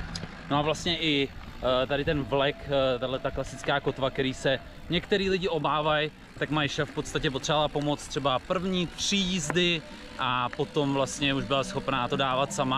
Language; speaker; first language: Czech; native; Czech